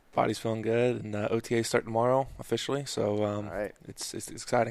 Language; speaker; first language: English; native; English